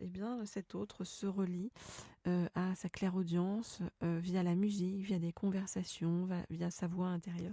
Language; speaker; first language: French; native; French